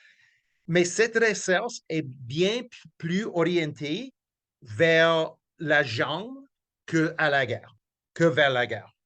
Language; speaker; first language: French; non-native, local second language; English